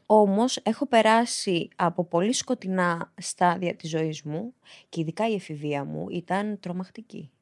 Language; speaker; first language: Greek; early bilingual, other home language; Albanian